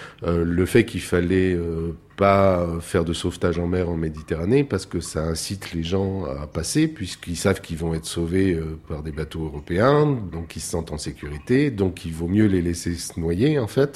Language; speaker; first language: French; native; French